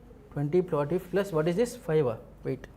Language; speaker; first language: English; non-native, local second language; Telugu